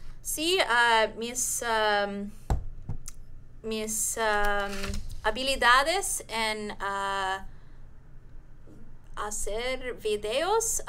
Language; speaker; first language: Spanish; non-native, learner; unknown